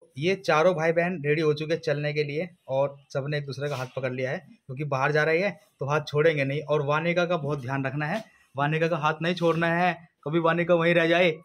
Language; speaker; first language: Hindi; native; Hindi